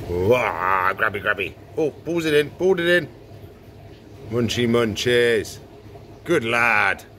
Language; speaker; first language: English; native; English